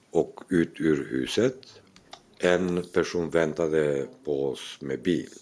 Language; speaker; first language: Swedish; non-native, fluent; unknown